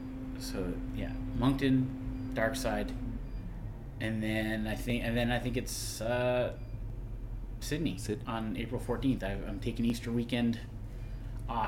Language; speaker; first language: English; native; English